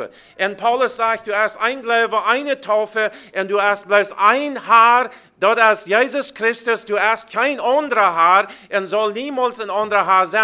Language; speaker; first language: German; early bilingual, heritage; Plautdietsch